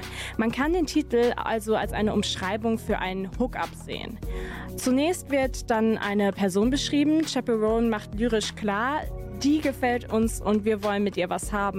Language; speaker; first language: German; native; German